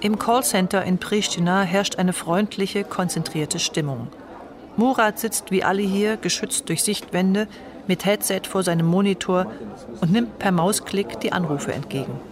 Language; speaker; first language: German; native; German